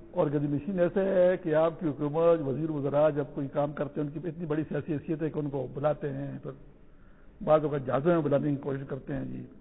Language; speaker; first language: Urdu; non-native, local second language; Pashto